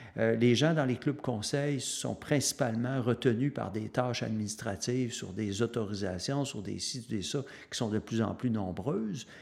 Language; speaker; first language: French; native; French